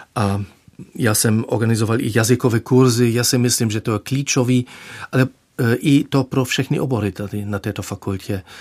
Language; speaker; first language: Czech; non-native, fluent; German